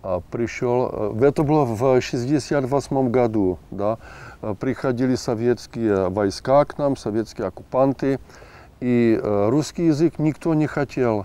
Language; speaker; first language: Russian; non-native, fluent; Czech